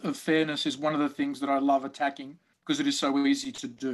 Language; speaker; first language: English; native; English